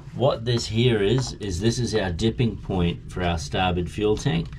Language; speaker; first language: English; native; English